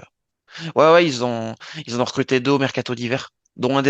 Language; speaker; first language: French; native; French